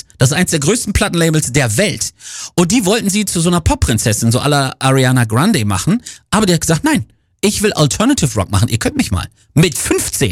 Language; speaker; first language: German; native; German